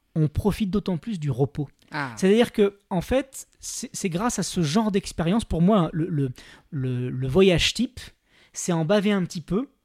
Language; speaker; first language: French; native; French